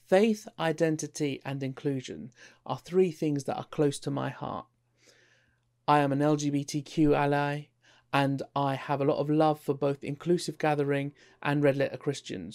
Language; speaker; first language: English; native; English